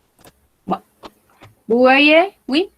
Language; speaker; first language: French; non-native, fluent; Spanish